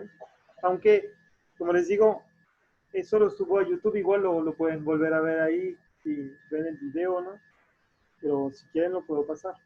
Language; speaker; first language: Spanish; non-native, fluent; French